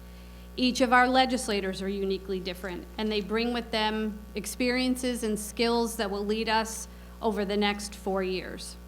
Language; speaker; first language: English; native; English